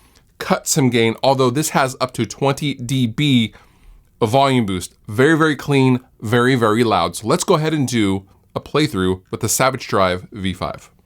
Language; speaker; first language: English; native; English